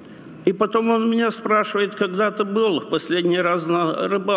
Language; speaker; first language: Russian; non-native, local second language; Romanian